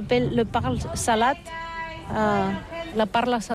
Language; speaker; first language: French; non-native, learner; Catalan